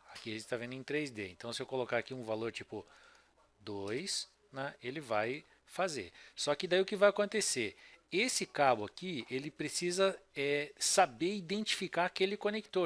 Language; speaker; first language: Portuguese; native; Portuguese